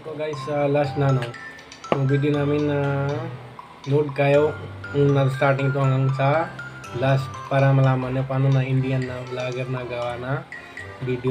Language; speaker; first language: Filipino; non-native, learner; Punjabi